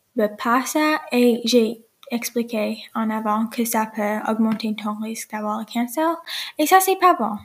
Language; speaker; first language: French; non-native, learner; English